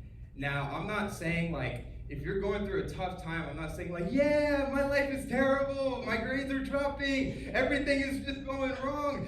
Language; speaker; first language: English; native; English